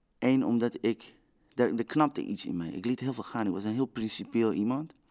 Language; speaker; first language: Dutch; early bilingual, other home language; Persian